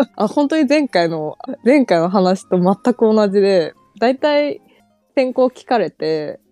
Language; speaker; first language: Japanese; non-native, fluent; Chinese